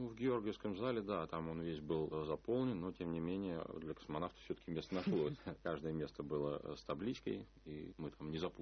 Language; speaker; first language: Russian; native; Russian